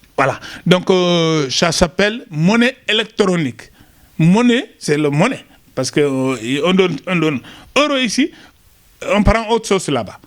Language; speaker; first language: French; non-native, local second language; Wolof